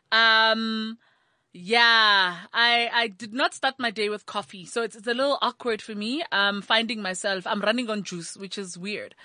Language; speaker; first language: English; non-native, local second language; Tswana